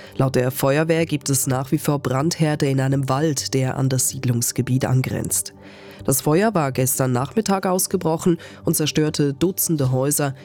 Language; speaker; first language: German; native; German